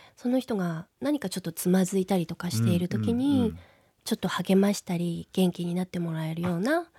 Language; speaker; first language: Japanese; native; Japanese